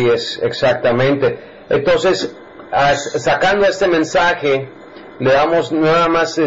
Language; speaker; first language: Spanish; native; Spanish